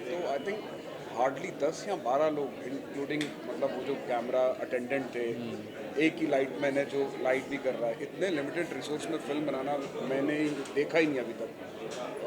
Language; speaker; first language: Hindi; native; Hindi